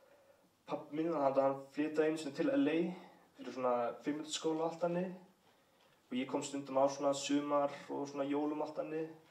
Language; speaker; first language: Icelandic; early bilingual, heritage; English